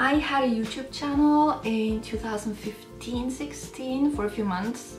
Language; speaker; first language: English; non-native, fluent; German